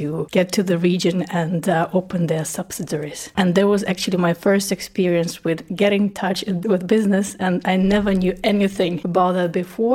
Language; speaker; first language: English; non-native, fluent; Russian